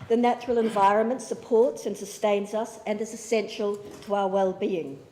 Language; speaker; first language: English; native; English